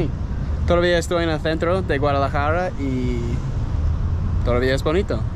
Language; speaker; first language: Spanish; non-native, fluent; English